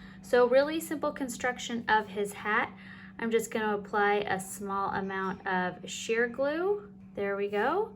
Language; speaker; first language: English; native; English